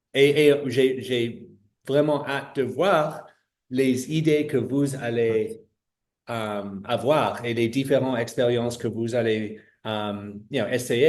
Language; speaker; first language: French; non-native, fluent; English